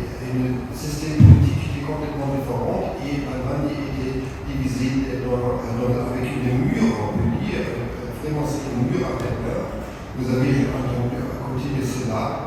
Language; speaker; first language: French; non-native, fluent; German